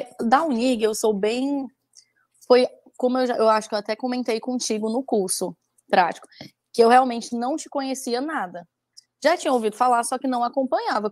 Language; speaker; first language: Portuguese; native; Portuguese